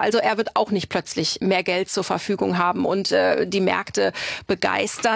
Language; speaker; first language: German; native; German